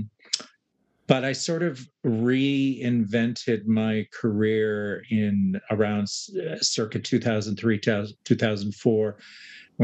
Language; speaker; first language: English; native; English